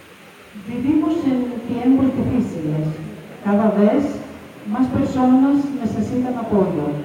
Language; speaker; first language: Spanish; non-native, fluent; Greek